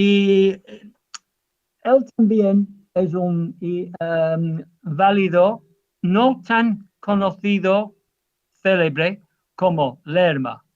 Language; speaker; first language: Spanish; non-native, learner; English